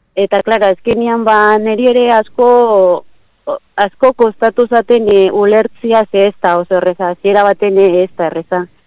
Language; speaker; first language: Basque; early bilingual, other home language; Spanish